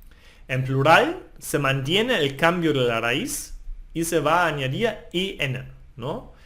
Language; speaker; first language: Spanish; non-native, fluent; German